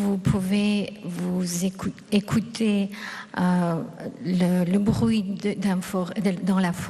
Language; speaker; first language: French; non-native, fluent; Russian